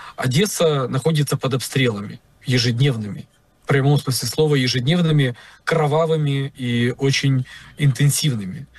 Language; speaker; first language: Russian; native; Russian